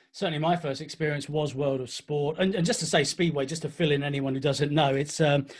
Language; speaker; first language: English; native; English